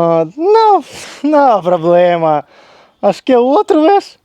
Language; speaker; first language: Portuguese; non-native, learner; Russian